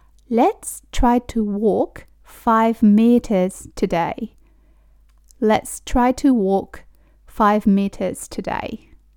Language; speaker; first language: English; non-native, fluent; Japanese